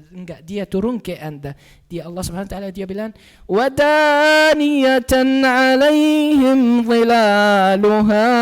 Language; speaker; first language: Indonesian; non-native, learner; Arabic